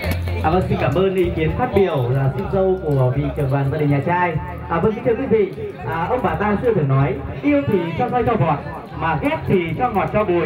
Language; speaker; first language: Vietnamese; native; Vietnamese